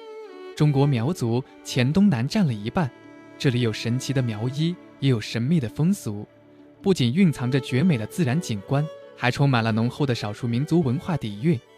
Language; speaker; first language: Chinese; native; Chinese